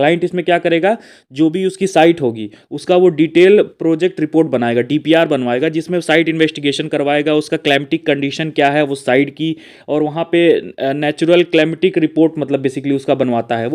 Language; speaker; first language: Hindi; native; Hindi